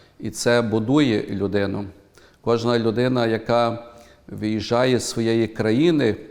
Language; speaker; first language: Ukrainian; early bilingual, heritage; Ukrainian